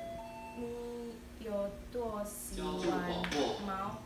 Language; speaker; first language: Chinese; non-native, learner; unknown